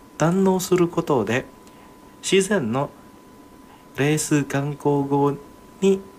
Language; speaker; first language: Japanese; non-native, fluent; Indonesian